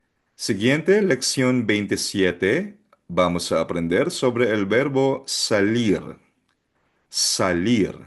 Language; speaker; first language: Spanish; non-native, fluent; Filipino